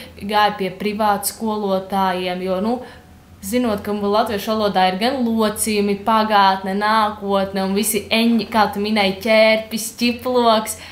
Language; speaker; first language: Latvian; native; Latvian